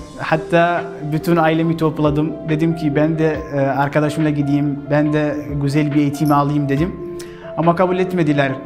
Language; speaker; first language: Turkish; non-native, fluent; Arabic